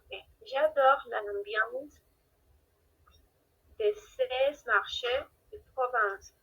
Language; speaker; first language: French; non-native, learner; Spanish